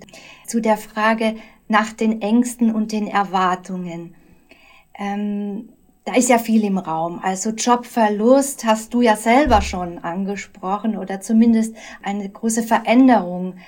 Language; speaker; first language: German; native; German